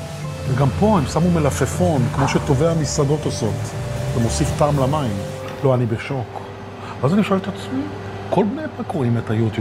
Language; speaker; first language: Hebrew; native; Hebrew